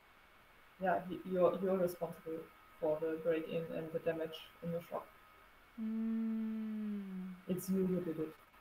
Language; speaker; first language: English; non-native, fluent; German